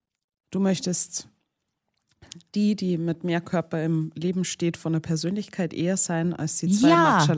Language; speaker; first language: German; native; German